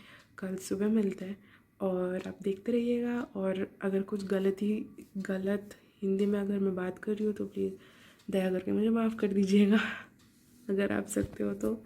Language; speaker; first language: Hindi; non-native, local second language; Bangla